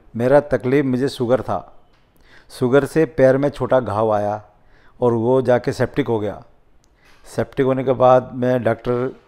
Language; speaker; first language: Hindi; native; Hindi